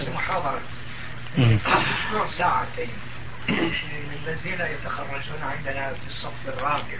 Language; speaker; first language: Arabic; non-native, fluent; Turkish